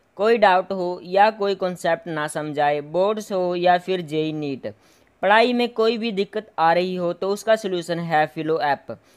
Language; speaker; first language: Hindi; non-native, local second language; Punjabi